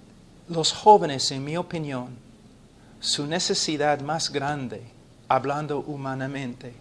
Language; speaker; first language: Spanish; non-native, fluent; English